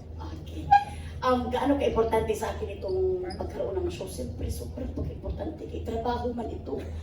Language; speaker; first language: Filipino; non-native, local second language; Cebuano